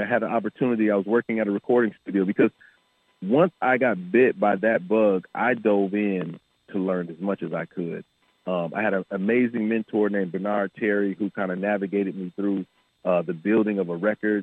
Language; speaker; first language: English; native; English